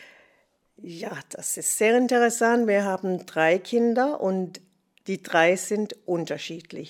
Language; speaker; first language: German; non-native, fluent; English